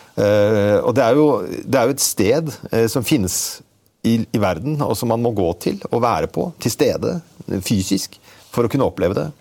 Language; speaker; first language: Norwegian; native; Norwegian